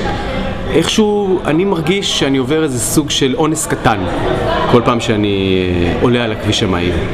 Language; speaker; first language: Hebrew; native; Hebrew